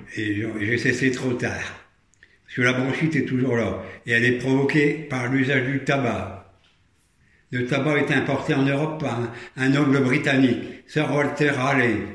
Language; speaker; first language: French; native; French